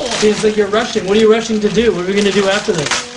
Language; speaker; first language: English; native; English